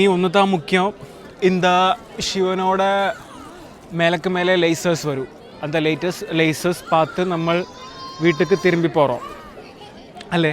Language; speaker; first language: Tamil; non-native, learner; Malayalam